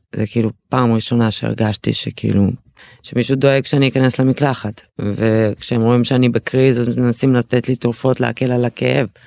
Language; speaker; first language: Hebrew; early bilingual, other home language; Russian